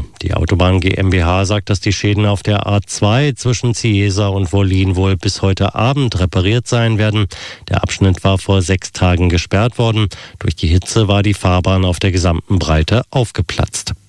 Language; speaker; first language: German; native; German